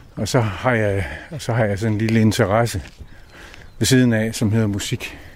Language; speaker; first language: Danish; native; Danish